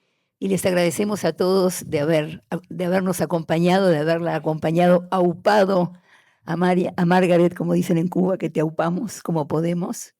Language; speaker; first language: Spanish; native; Spanish